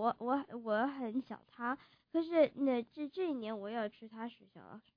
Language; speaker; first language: Chinese; early bilingual, heritage; Chinese